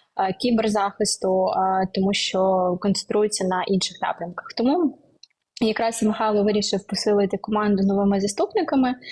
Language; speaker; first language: Ukrainian; native; Ukrainian